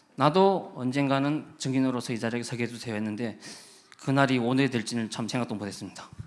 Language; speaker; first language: Korean; native; Korean